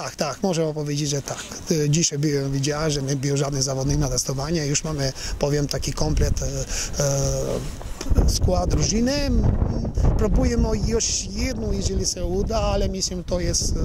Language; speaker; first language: Polish; non-native, learner; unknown